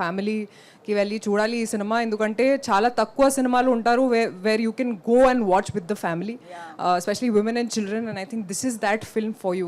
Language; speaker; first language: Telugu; non-native, fluent; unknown